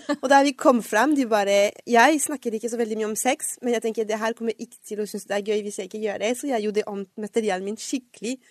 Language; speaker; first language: Norwegian; non-native, fluent; French